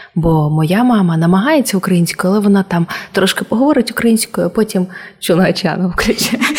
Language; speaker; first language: Ukrainian; non-native, local second language; Russian